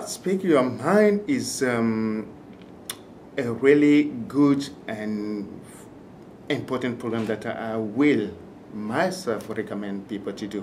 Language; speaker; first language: English; non-native, fluent; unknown